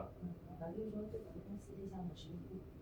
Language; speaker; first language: Chinese; native; Chinese